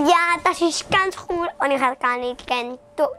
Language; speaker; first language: Dutch; non-native, learner; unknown